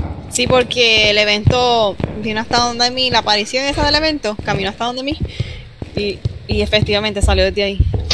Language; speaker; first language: Spanish; native; Spanish